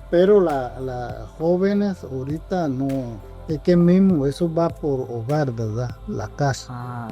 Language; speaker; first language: Spanish; non-native, local second language; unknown